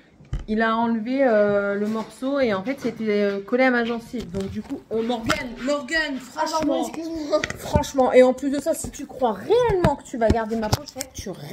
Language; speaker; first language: French; native; French